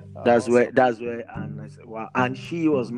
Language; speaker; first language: English; non-native, local second language; Yoruba